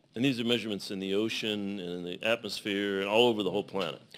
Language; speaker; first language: English; native; English